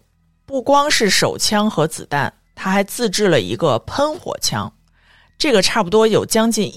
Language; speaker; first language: Chinese; native; Chinese